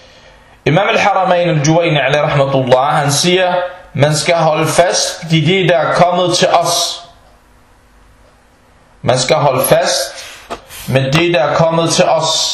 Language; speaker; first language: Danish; early bilingual, other home language; Arabic